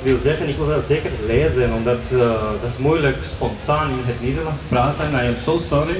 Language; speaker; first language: Dutch; non-native, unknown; Georgian